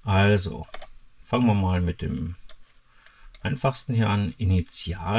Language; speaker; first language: German; native; German